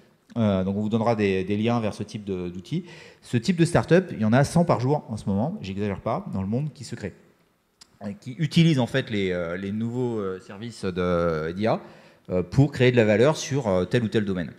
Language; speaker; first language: French; native; French